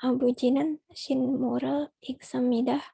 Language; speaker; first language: Korean; non-native, learner; Indonesian